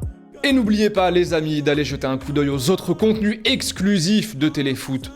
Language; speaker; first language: French; native; French